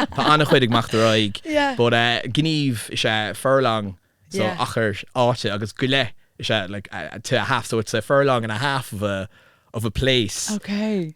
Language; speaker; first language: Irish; non-native, local second language; English